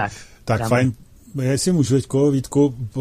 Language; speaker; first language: Czech; native; Czech